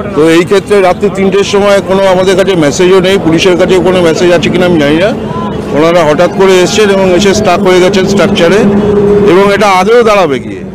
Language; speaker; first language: Bangla; native; Bangla